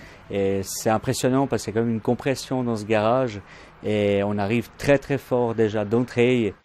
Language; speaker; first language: French; native; French